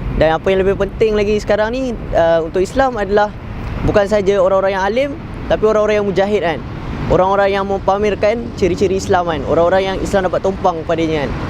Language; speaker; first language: Malay; native; Malay